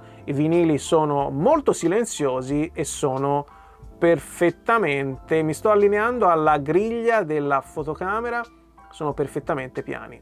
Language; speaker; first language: Italian; native; Italian